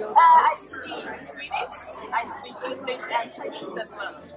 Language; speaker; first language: English; non-native, fluent; Swedish